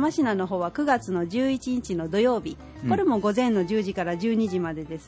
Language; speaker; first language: Japanese; native; Japanese